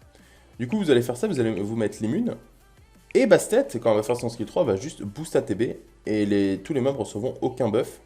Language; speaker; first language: French; native; French